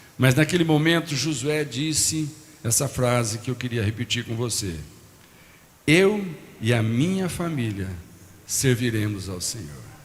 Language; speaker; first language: Portuguese; native; Portuguese